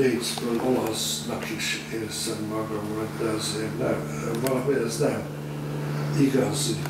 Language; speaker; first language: Hungarian; early bilingual, heritage; Hungarian